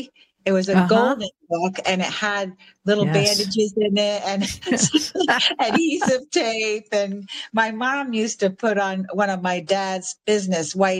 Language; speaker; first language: English; native; English